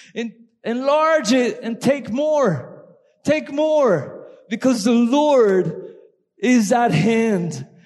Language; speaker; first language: English; non-native, fluent; French